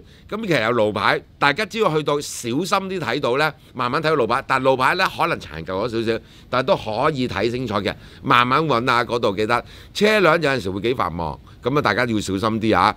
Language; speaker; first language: Cantonese; native; Cantonese